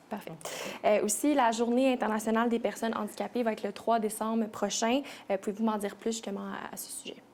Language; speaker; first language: French; native; French